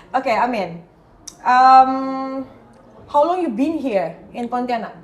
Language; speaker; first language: English; non-native, learner; Indonesian